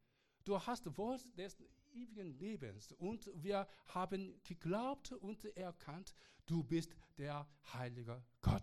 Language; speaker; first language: German; non-native, learner; Korean